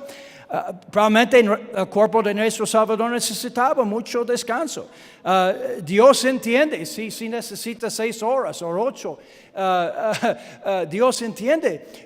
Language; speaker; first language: Spanish; non-native, learner; English